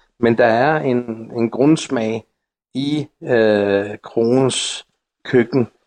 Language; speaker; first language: Danish; non-native, local second language; Faroese